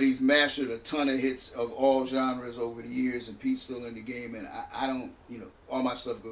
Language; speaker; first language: English; native; English